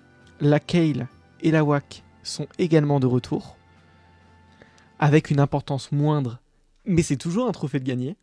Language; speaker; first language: French; native; French